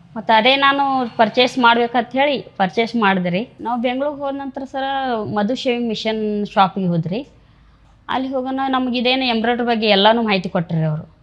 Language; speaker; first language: Kannada; native; Kannada